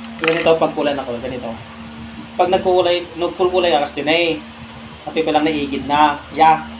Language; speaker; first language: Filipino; non-native, local second language; Iloko